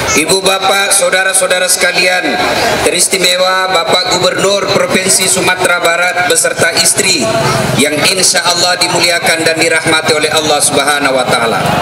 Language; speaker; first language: Indonesian; native; Indonesian